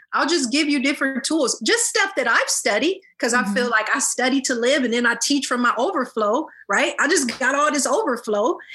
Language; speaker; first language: English; native; English